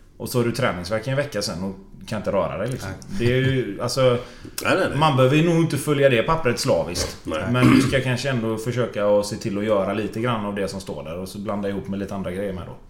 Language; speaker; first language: Swedish; native; Swedish